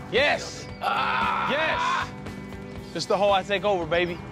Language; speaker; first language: English; native; English